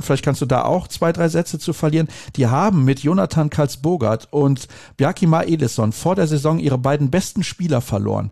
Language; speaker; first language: German; native; German